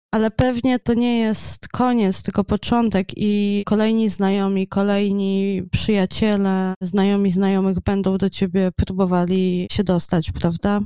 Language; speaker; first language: Polish; native; Polish